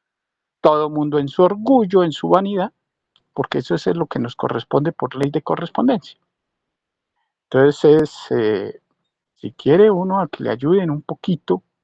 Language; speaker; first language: Spanish; native; Spanish